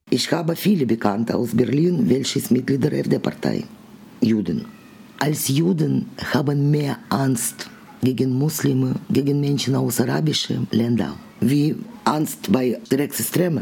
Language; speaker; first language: German; non-native, learner; Russian